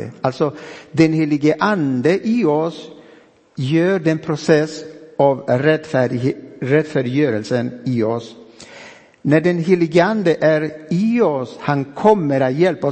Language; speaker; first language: Swedish; non-native, fluent; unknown